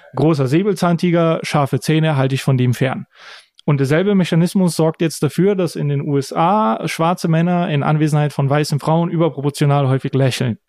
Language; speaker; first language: German; early bilingual, other home language; Bulgarian